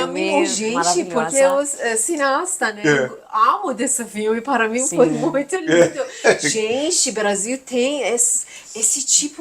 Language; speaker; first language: Portuguese; non-native, learner; Persian